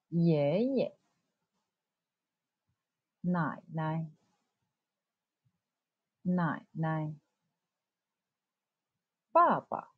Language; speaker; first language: Chinese; non-native, local second language; Malay